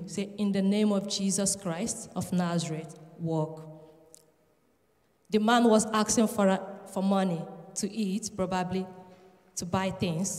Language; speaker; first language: English; non-native, local second language; Igbo